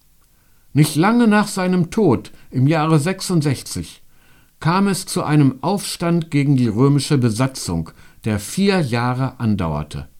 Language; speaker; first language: German; native; German